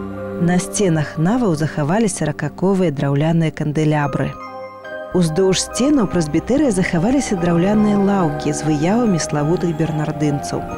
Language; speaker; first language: Belarusian; native; Belarusian